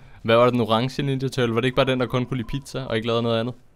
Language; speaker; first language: Danish; native; Danish